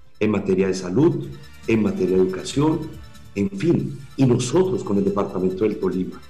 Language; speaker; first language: Spanish; native; Spanish